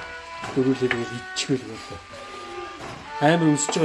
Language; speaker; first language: Mongolian; native; Mongolian